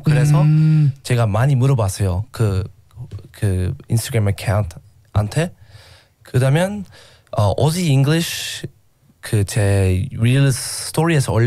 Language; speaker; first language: Korean; non-native, learner; English